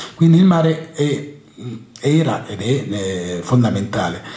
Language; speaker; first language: Italian; native; Italian